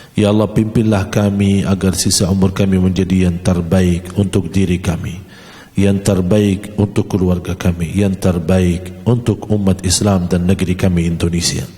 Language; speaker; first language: Malay; non-native, fluent; Arabic